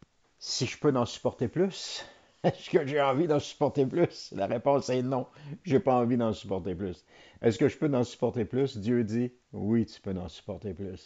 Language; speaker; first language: French; native; French